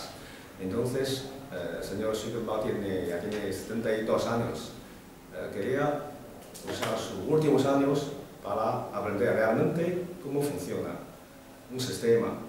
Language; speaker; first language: Spanish; non-native, fluent; Chinese